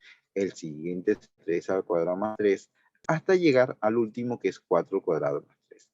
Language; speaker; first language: Spanish; native; Spanish